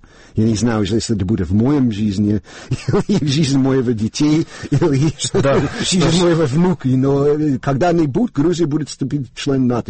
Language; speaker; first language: Russian; non-native, learner; English